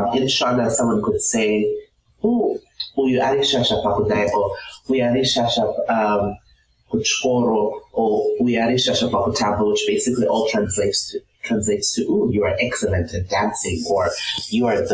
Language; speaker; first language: English; non-native, local second language; Shona